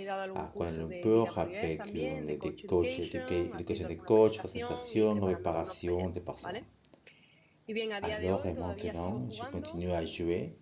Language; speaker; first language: French; non-native, learner; Spanish